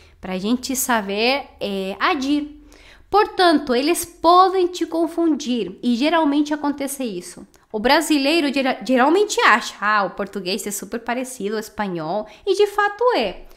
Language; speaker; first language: Portuguese; non-native, fluent; Spanish